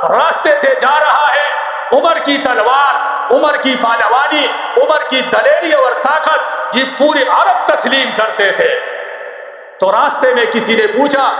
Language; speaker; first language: Urdu; non-native, local second language; Pashto